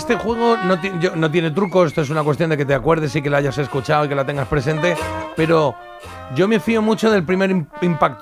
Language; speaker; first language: Spanish; native; Spanish